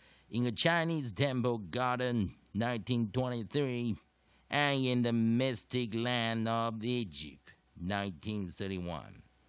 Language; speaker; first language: English; non-native, fluent; Chinese